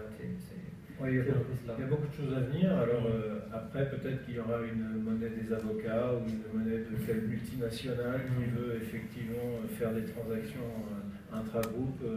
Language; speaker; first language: French; native; French